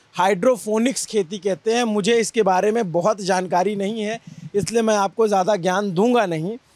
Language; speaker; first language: Hindi; native; Hindi